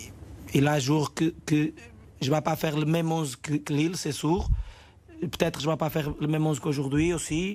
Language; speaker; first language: French; non-native, fluent; Portuguese